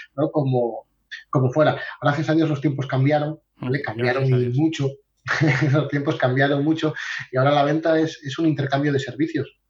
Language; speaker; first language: Spanish; native; Spanish